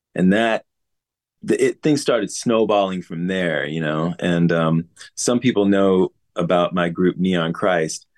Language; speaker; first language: English; native; English